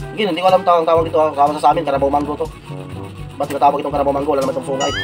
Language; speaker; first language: Filipino; non-native, local second language; Cebuano